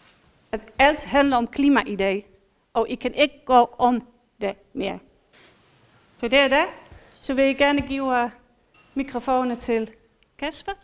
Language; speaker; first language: Danish; non-native, fluent; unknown